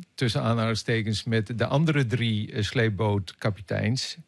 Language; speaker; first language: Dutch; native; Dutch